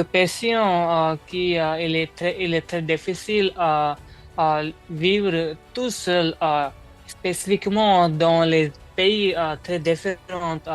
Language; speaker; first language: French; non-native, learner; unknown